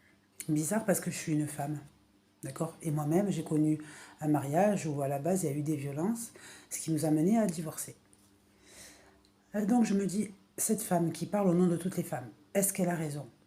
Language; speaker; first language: French; native; French